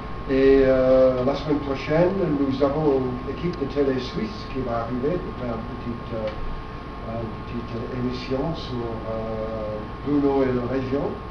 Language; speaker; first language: French; non-native, fluent; English